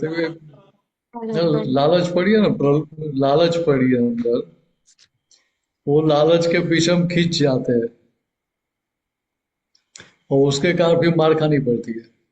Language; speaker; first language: Hindi; non-native, local second language; Gujarati